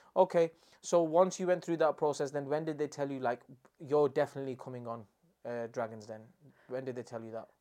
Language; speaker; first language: English; non-native, local second language; Urdu